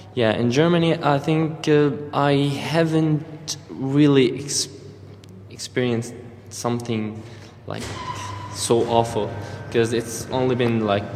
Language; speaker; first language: English; non-native, fluent; Arabic